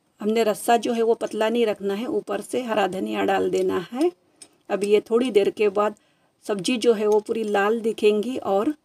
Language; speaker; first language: Hindi; non-native, local second language; Marathi